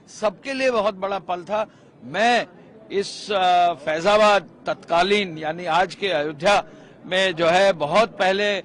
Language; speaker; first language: Hindi; native; Hindi